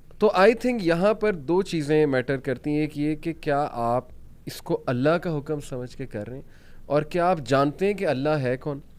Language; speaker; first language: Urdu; native; Urdu